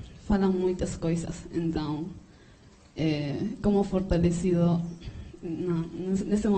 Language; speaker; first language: Portuguese; non-native, learner; Spanish